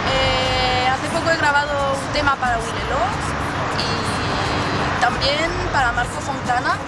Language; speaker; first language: Spanish; non-native, fluent; French